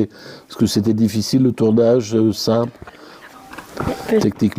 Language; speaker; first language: French; native; French